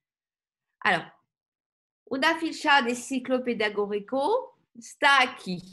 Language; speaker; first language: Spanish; non-native, learner; French